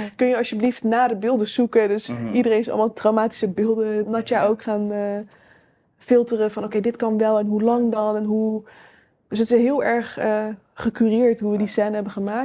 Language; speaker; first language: Dutch; native; Dutch